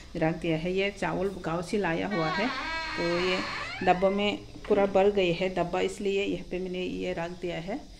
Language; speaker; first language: Hindi; non-native, local second language; Kok Borok